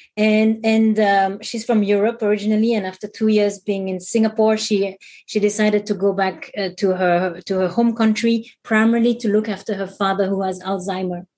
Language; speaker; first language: English; non-native, fluent; French